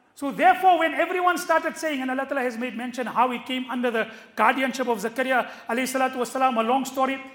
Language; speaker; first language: English; native; English